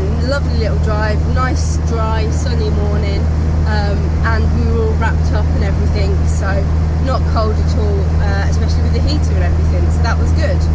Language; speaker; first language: English; native; English